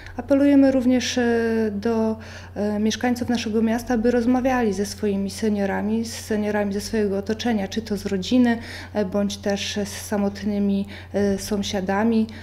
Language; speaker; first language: Polish; native; Polish